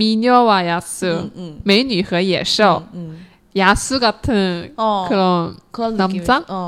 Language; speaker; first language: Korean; non-native, learner; Chinese